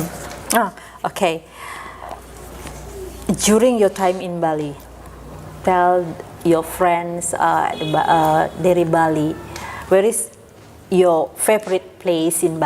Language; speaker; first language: English; non-native, fluent; Indonesian